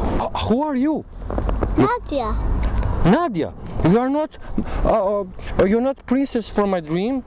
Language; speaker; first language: English; non-native, learner; Croatian